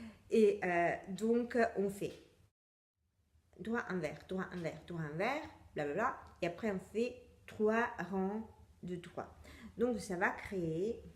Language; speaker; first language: French; non-native, fluent; Italian